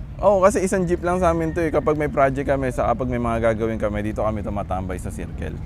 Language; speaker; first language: Filipino; native; Filipino